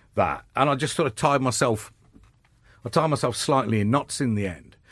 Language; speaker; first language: English; native; English